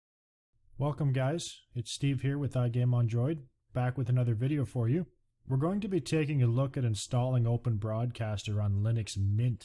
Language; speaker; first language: English; native; English